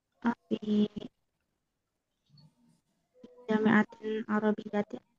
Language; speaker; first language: Arabic; non-native, learner; Indonesian